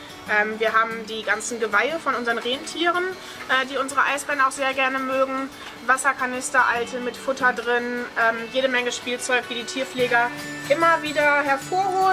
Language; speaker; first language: German; native; German